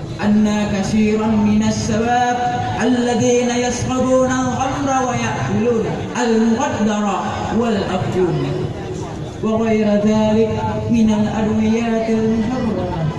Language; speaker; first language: Arabic; non-native, learner; Indonesian